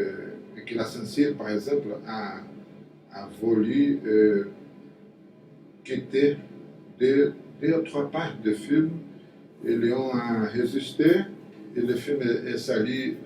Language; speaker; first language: French; non-native, fluent; Portuguese